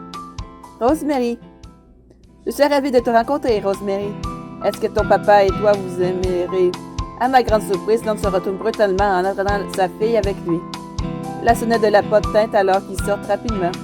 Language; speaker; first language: French; native; French